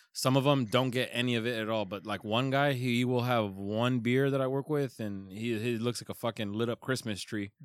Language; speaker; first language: English; early bilingual, other home language; Spanish